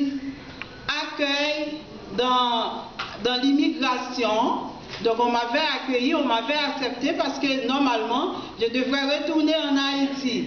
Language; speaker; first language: French; non-native, local second language; Haitian Creole